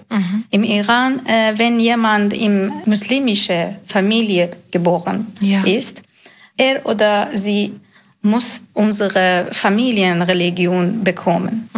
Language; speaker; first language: German; non-native, learner; Persian